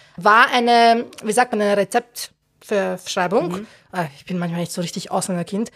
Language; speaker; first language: German; early bilingual, other home language; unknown